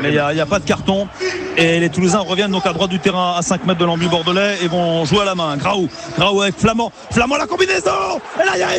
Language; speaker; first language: French; native; French